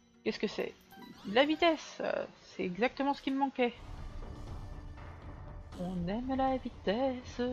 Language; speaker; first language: French; native; French